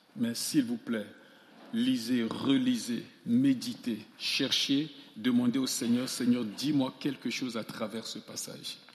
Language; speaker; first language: French; non-native, local second language; Sango